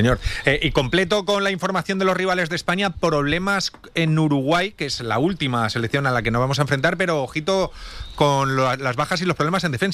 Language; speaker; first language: Spanish; native; Spanish